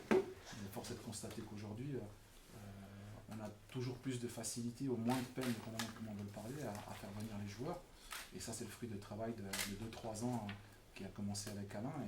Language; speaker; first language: French; native; French